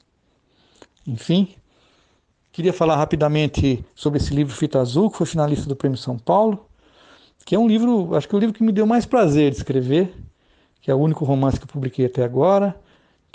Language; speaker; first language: Portuguese; native; Portuguese